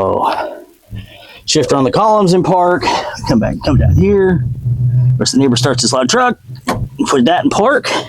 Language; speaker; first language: English; native; English